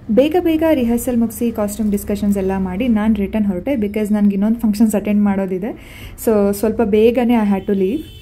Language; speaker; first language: Kannada; native; Kannada